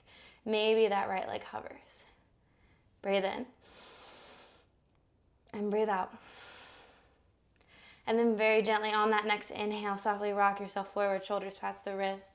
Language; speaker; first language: English; native; English